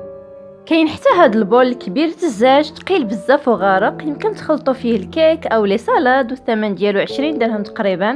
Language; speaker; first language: Arabic; native; Arabic